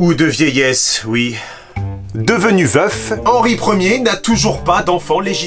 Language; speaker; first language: French; native; French